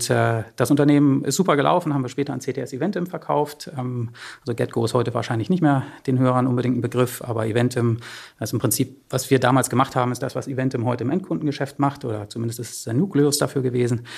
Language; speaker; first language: German; native; German